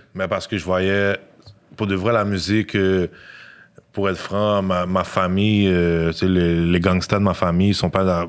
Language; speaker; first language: French; native; French